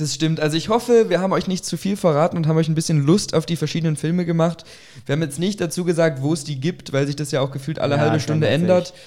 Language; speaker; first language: German; native; German